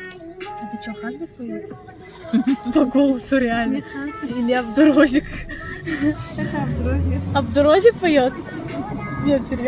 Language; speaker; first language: Russian; early bilingual, other home language; Tajik